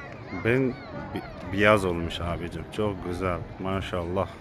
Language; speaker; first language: Turkish; non-native, learner; Uzbek